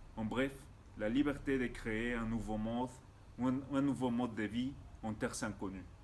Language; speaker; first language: French; non-native, fluent; Spanish